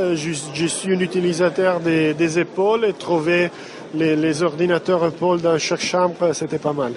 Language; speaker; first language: French; non-native, fluent; Italian